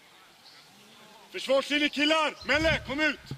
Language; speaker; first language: Swedish; native; Swedish